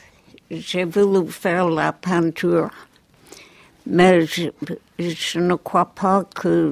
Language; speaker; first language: French; non-native, fluent; English